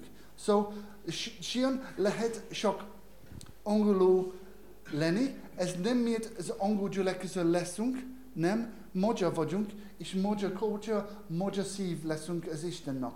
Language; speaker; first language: Hungarian; non-native, learner; English